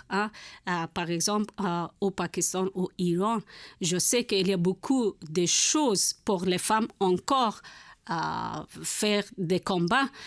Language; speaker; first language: French; non-native, learner; Persian